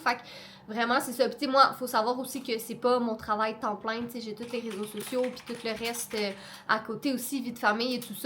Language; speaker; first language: French; native; French